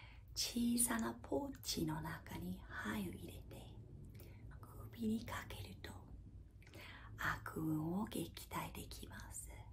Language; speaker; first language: Japanese; non-native, fluent; English